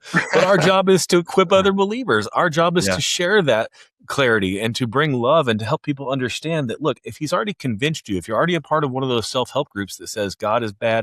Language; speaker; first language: English; native; English